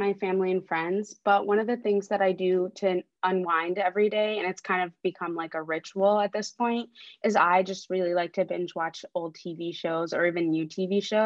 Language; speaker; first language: English; early bilingual, other home language; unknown